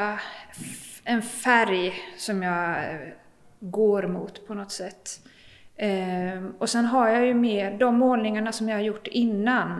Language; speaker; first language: Swedish; native; Swedish